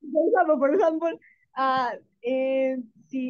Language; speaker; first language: English; non-native, learner; Spanish